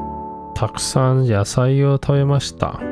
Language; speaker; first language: Japanese; non-native, learner; English